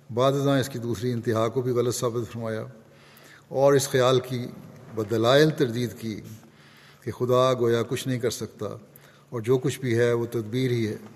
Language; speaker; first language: Urdu; native; Urdu